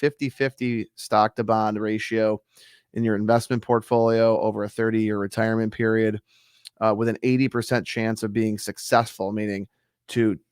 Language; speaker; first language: English; native; English